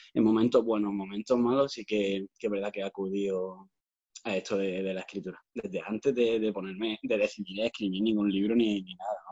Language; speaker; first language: Spanish; native; Spanish